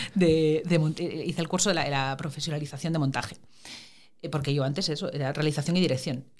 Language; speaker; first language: Spanish; native; Spanish